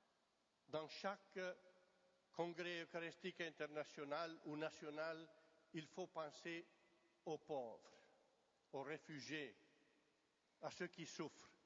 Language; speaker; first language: French; non-native, fluent; Italian